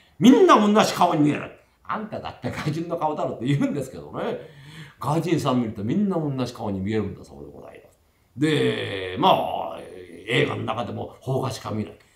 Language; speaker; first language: Japanese; native; Japanese